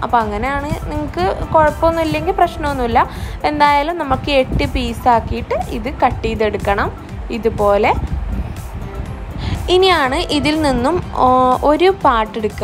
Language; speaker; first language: Malayalam; native; Malayalam